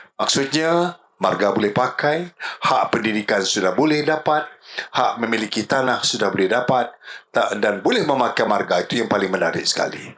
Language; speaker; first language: Malay; native; Malay